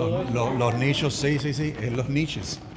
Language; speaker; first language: Spanish; early bilingual, heritage; English